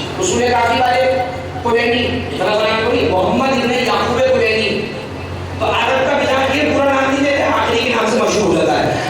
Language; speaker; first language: Urdu; native; Urdu